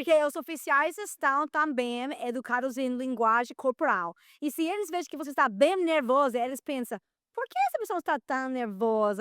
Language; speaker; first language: Portuguese; non-native, fluent; Spanish